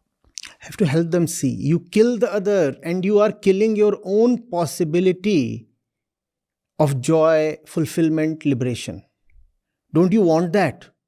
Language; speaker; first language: English; non-native, local second language; Hindi